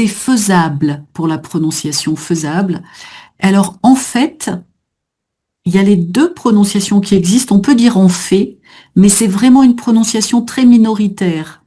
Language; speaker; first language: French; native; French